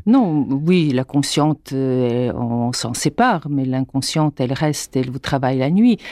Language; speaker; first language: French; non-native, fluent; Bulgarian